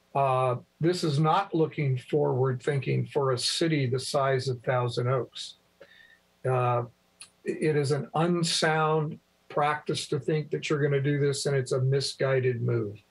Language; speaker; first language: English; native; English